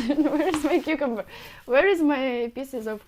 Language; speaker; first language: English; non-native, fluent; Russian